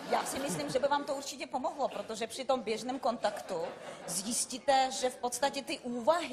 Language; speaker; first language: Czech; non-native, fluent; Russian